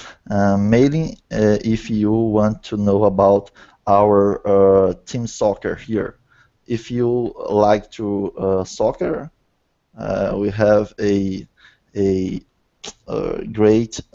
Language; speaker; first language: English; non-native, learner; Portuguese